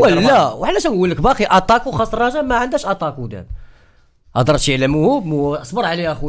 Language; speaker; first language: Arabic; native; Arabic